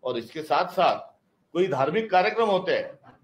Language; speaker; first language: Hindi; non-native, local second language; Marathi